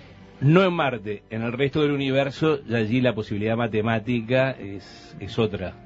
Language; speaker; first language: Spanish; native; Spanish